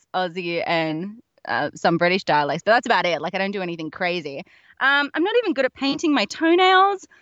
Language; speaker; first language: English; native; English